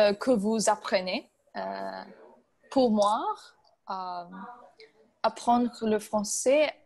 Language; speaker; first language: French; non-native, learner; English